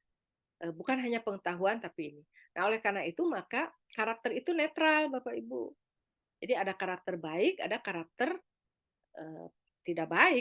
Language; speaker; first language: Indonesian; native; Indonesian